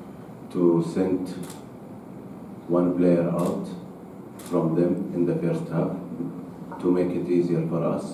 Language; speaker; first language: English; non-native, learner; Arabic